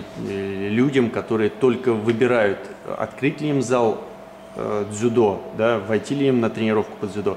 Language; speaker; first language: Russian; native; Russian